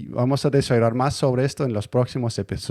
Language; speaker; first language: Spanish; non-native, learner; Danish